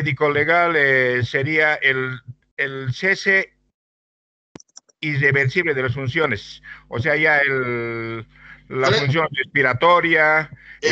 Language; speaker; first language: Spanish; native; Spanish